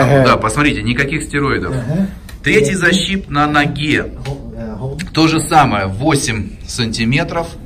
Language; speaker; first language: Russian; native; Russian